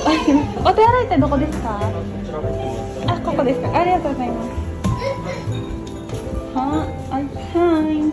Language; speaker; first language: Japanese; non-native, learner; Filipino